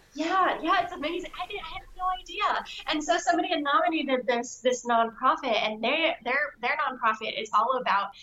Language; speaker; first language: English; native; English